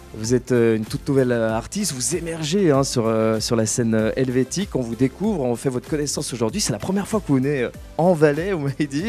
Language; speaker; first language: French; native; French